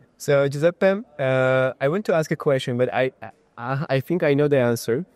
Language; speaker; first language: English; non-native, fluent; Armenian